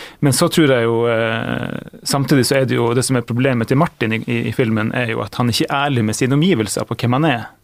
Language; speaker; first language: Norwegian; native; Norwegian